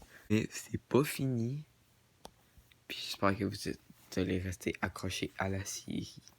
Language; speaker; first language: French; native; French